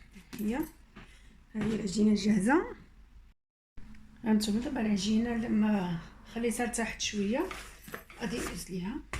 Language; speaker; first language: Arabic; native; Arabic